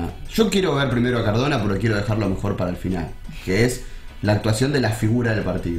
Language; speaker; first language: Spanish; native; Spanish